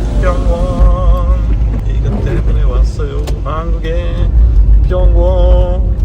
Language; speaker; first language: Korean; non-native, learner; Hungarian